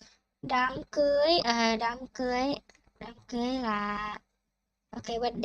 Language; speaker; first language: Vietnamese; non-native, learner; Thai